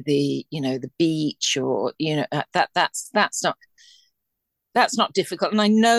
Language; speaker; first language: English; native; English